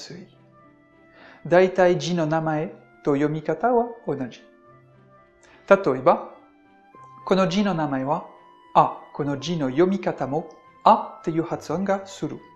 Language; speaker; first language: Japanese; non-native, fluent; French